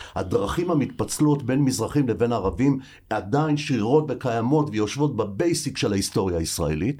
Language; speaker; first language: Hebrew; native; Hebrew